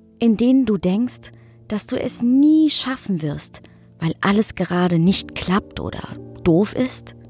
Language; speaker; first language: German; native; German